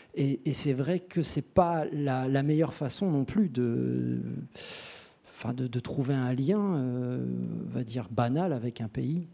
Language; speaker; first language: French; native; French